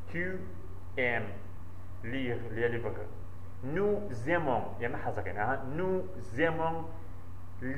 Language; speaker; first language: French; non-native, learner; Central Kurdish